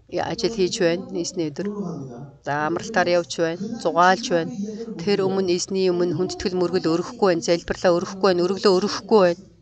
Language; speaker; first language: Mongolian; non-native, fluent; Korean